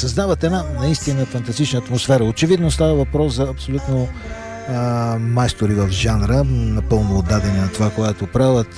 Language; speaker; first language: Bulgarian; native; Bulgarian